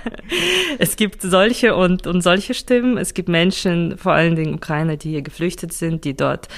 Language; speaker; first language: German; non-native, fluent; Ukrainian